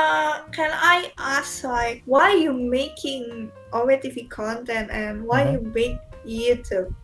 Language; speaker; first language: English; non-native, learner; Indonesian